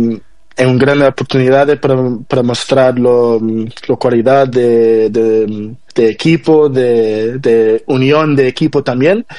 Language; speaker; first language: Spanish; non-native, learner; Portuguese